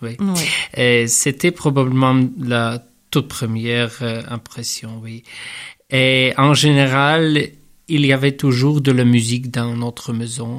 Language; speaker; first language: French; non-native, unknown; Russian